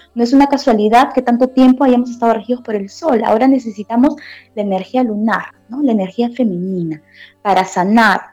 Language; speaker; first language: Spanish; native; Spanish